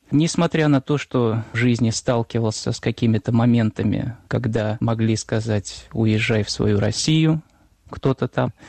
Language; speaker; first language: Russian; native; Russian